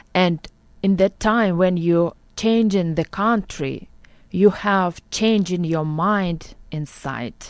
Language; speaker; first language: English; non-native, learner; Ukrainian